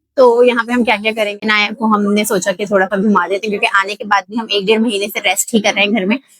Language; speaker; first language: Urdu; native; Urdu